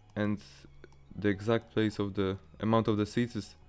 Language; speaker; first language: English; non-native, fluent; Polish